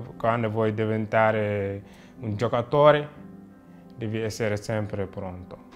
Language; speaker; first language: Italian; non-native, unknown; Wolof